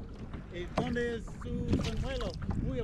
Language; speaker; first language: Spanish; non-native, learner; English